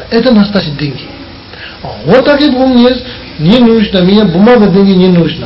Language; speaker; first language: Russian; non-native, learner; Tibetan